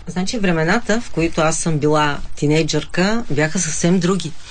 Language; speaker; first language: Bulgarian; native; Bulgarian